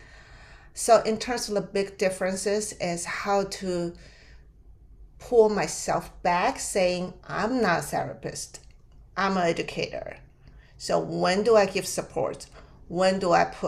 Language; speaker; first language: English; non-native, fluent; Chinese